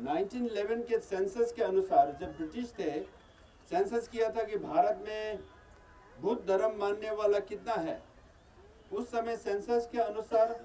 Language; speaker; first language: Hindi; non-native, learner; Tibetan